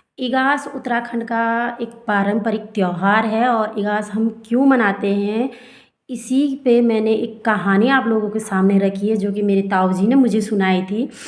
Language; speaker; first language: Hindi; non-native, local second language; Garhwali